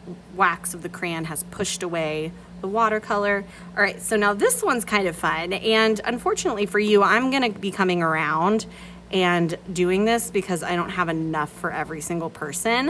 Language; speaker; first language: English; native; English